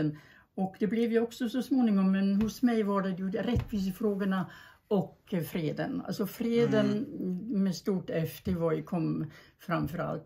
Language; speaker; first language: Swedish; early bilingual, other home language; German